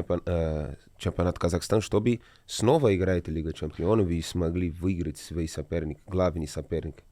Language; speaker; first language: Russian; non-native, learner; Portuguese